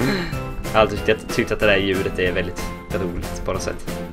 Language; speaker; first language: Swedish; native; Swedish